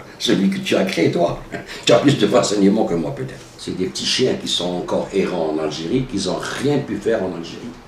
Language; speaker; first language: French; non-native, local second language; Arabic